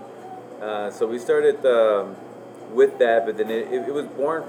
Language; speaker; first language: English; non-native, fluent; Spanish